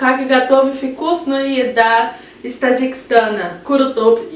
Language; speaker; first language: Russian; non-native, learner; Portuguese